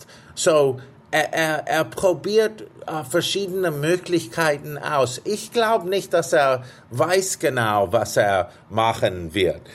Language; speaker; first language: German; non-native, fluent; English